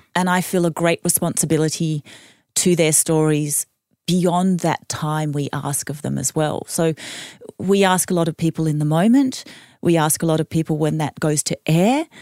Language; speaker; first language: English; native; English